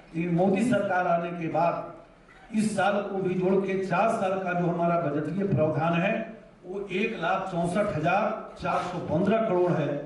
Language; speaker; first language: Hindi; native; Hindi